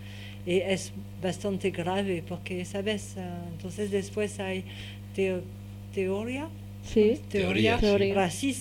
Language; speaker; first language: Spanish; non-native, learner; French